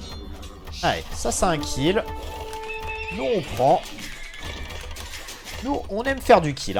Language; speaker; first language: French; native; French